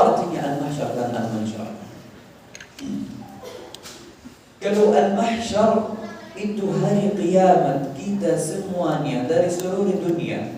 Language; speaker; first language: Indonesian; non-native, fluent; Arabic